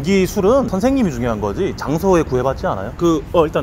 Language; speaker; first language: Korean; native; Korean